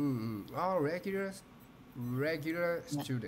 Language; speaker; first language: English; non-native, learner; Japanese